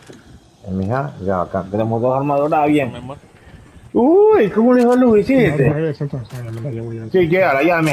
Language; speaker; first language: Spanish; native; Spanish